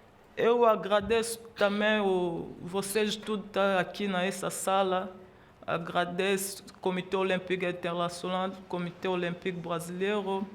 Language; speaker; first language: Portuguese; non-native, learner; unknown